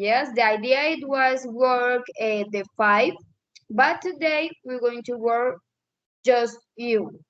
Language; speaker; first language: English; non-native, learner; Spanish